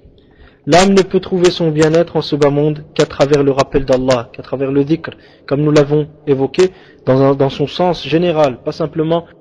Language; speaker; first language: French; native; French